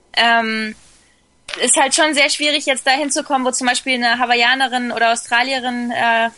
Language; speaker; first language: German; early bilingual, other home language; Spanish